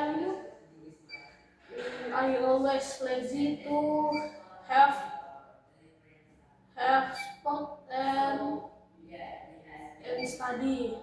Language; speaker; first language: English; non-native, learner; Indonesian